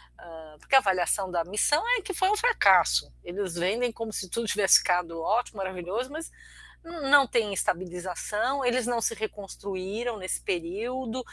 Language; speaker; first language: Portuguese; early bilingual, other home language; Armenian